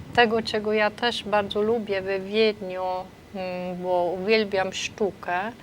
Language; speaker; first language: Polish; non-native, fluent; German